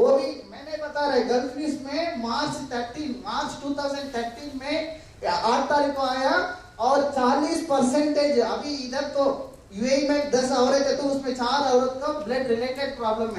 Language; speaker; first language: Hindi; non-native, local second language; Tamil